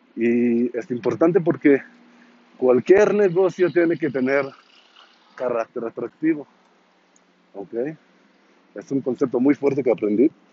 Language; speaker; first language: Spanish; non-native, learner; Hebrew